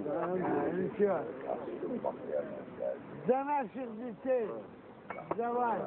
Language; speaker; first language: Russian; non-native, local second language; Azerbaijani